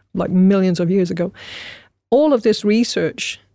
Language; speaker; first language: English; non-native, fluent; Dutch